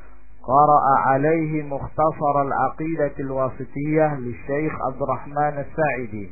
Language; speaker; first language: Arabic; non-native, fluent; Indonesian